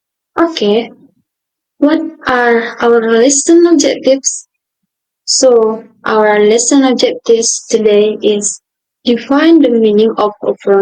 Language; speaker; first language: English; non-native, local second language; Indonesian